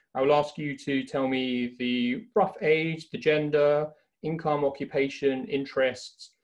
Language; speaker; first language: English; native; English